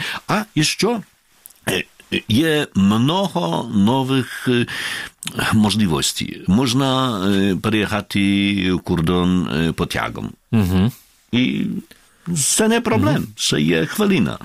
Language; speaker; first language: Ukrainian; non-native, fluent; Polish